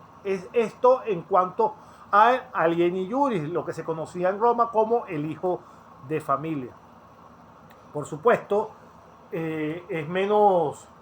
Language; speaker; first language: Spanish; native; Spanish